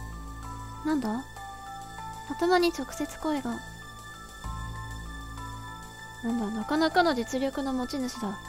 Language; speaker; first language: Japanese; native; Japanese